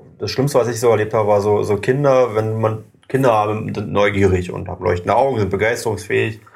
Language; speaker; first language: German; native; German